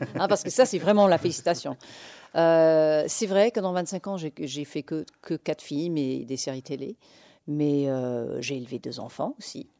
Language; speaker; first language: French; non-native, fluent; English